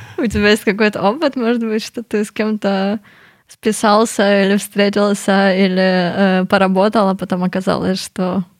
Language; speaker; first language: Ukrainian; non-native, local second language; Russian